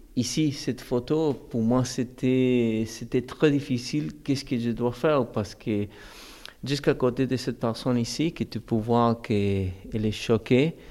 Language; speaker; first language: French; non-native, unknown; Spanish